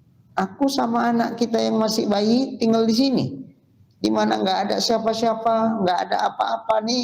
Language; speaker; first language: Indonesian; native; Indonesian